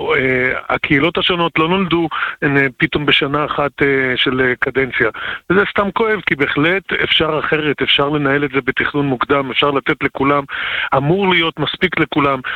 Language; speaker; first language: Hebrew; native; Hebrew